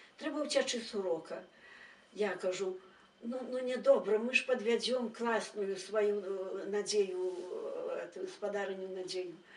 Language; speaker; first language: Belarusian; native; Belarusian